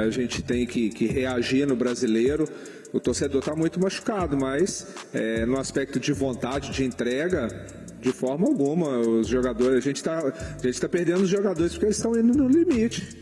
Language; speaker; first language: Portuguese; native; Portuguese